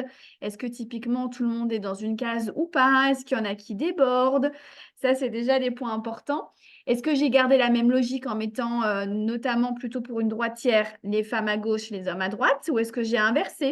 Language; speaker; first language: French; native; French